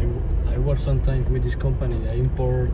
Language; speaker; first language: English; non-native, fluent; Spanish